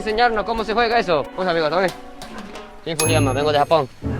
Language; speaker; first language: Spanish; non-native, fluent; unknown